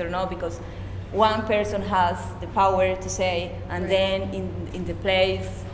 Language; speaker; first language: English; non-native, learner; Spanish